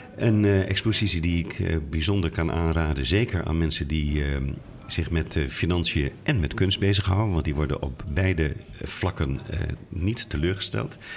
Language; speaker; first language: Dutch; native; Dutch